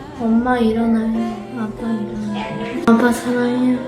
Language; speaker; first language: Korean; native; Korean